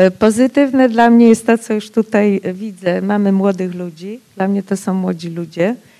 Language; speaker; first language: Polish; non-native, local second language; Rusyn